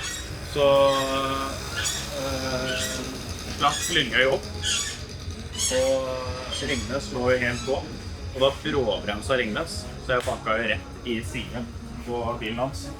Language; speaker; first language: Norwegian; native; Norwegian